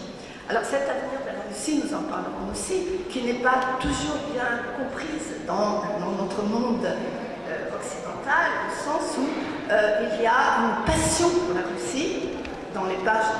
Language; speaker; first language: French; native; French